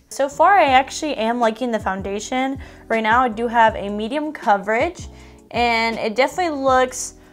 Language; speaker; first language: English; native; English